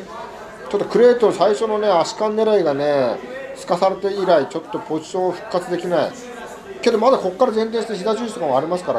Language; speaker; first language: Japanese; native; Japanese